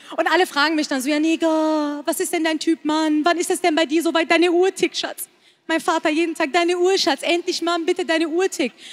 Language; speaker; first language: German; early bilingual, other home language; Persian